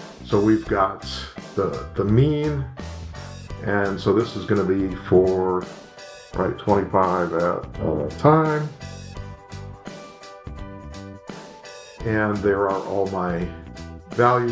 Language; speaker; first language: English; native; English